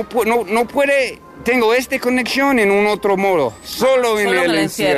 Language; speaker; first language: Spanish; non-native, learner; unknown